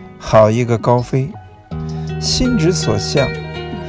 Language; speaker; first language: Chinese; native; Chinese